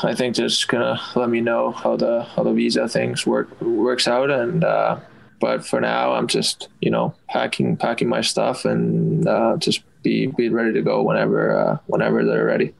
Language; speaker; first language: English; non-native, fluent; Finnish